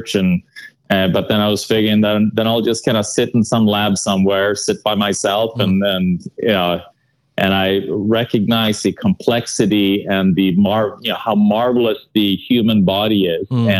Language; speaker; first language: English; non-native, fluent; Swedish